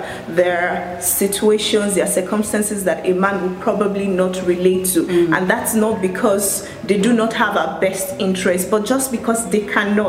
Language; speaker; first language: English; non-native, local second language; Yoruba